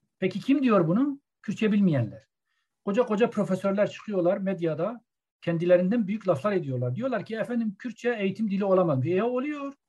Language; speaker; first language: Turkish; non-native, local second language; Zaza